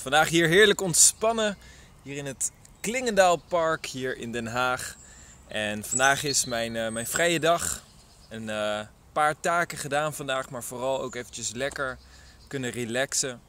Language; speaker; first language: Dutch; native; Dutch